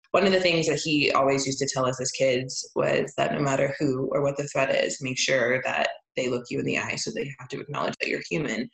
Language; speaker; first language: English; native; English